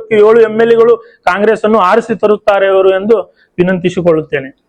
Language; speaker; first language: Kannada; non-native, local second language; Lambadi